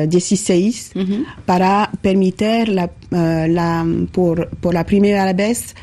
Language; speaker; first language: Spanish; non-native, learner; French